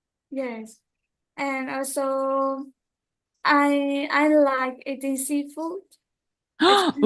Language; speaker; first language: English; non-native, learner; Burmese